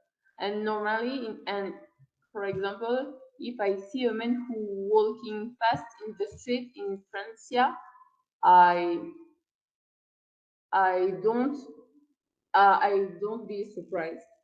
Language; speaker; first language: English; non-native, learner; French